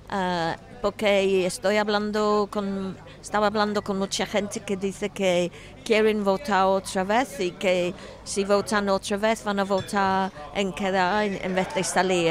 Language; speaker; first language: Spanish; non-native, fluent; English